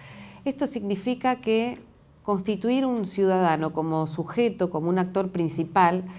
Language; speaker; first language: Spanish; native; Spanish